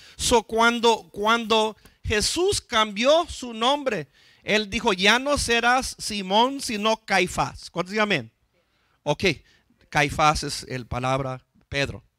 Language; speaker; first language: Spanish; non-native, fluent; English